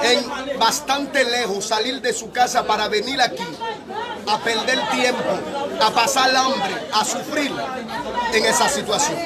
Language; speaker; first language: Spanish; non-native, learner; Haitian Creole